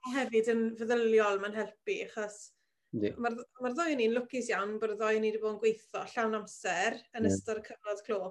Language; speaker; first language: Welsh; native; Welsh